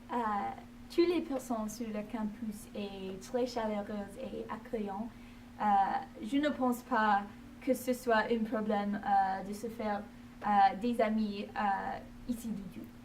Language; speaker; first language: French; non-native, learner; English